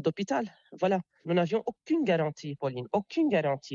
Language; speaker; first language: French; non-native, local second language; Arabic